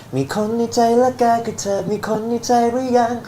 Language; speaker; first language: Thai; native; Thai